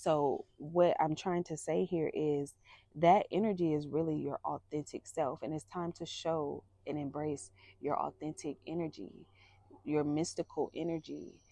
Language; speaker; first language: English; native; English